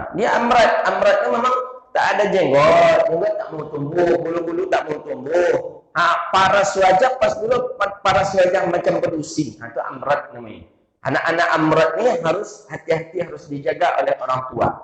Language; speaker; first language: Malay; non-native, local second language; Minangkabau